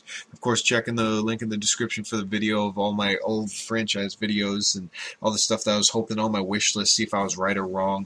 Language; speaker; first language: English; native; English